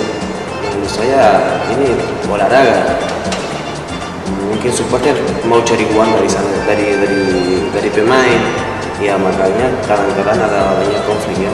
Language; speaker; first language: Indonesian; non-native, fluent; Spanish